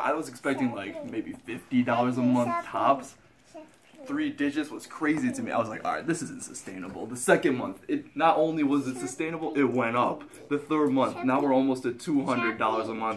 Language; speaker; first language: English; native; English